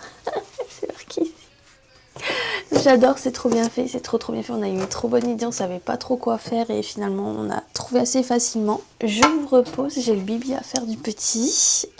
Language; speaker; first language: French; native; French